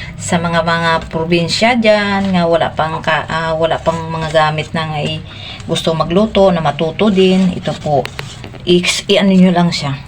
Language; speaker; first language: Filipino; non-native, local second language; Hiligaynon